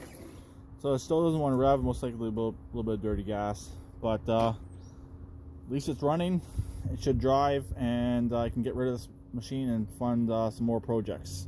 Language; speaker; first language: English; native; English